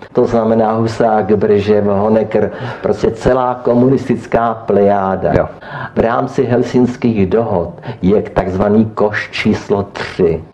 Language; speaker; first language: Czech; native; Czech